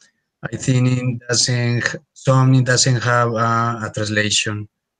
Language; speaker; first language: English; non-native, learner; Spanish